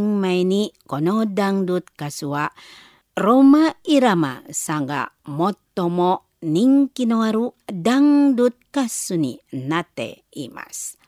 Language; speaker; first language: Japanese; non-native, learner; Indonesian